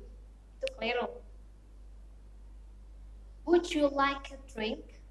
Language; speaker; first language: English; non-native, fluent; Indonesian